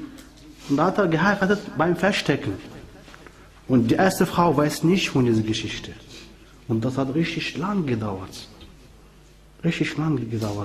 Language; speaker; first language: German; non-native, fluent; Arabic